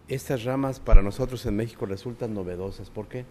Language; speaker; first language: Spanish; native; Spanish